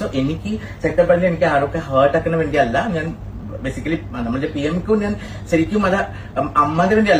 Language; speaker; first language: Malayalam; non-native, fluent; Assamese